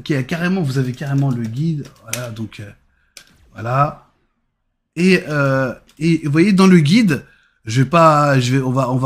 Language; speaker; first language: French; native; French